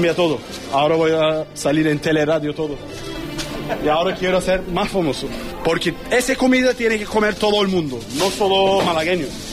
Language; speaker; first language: Spanish; non-native, learner; Turkish